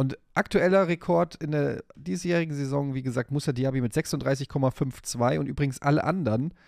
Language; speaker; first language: German; native; German